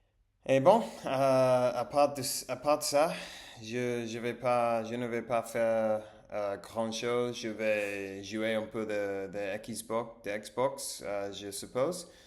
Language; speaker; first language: French; non-native, learner; English